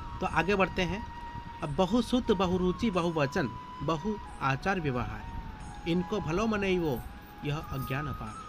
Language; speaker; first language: Hindi; non-native, local second language; Odia